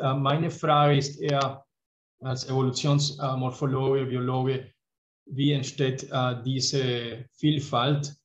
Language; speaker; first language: German; non-native, fluent; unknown